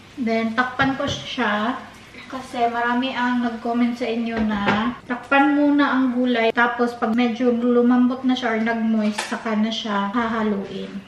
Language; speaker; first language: Filipino; non-native, local second language; Cebuano